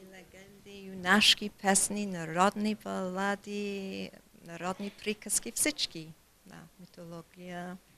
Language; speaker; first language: Bulgarian; early bilingual, heritage; Bulgarian